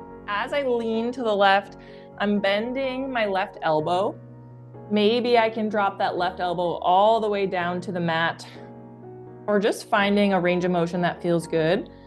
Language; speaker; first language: English; native; English